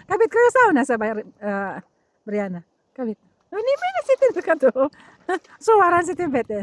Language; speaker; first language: Finnish; non-native, learner; Bikol